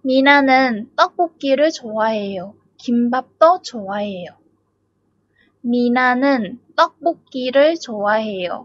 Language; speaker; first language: Korean; non-native, fluent; Vietnamese